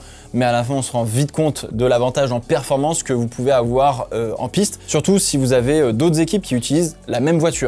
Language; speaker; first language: French; native; French